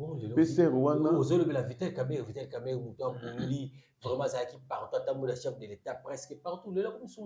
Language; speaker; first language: French; non-native, local second language; Lingala